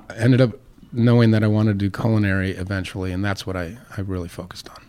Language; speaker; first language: English; native; English